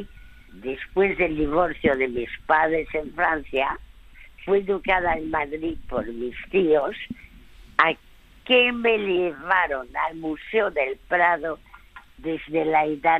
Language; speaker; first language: Spanish; early bilingual, other home language; French